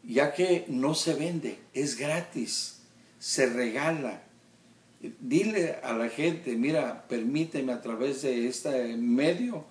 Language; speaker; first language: Spanish; early bilingual, heritage; Spanish